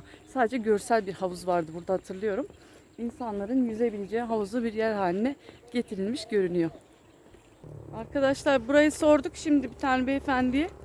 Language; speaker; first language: Turkish; native; Turkish